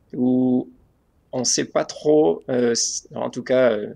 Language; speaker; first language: French; native; French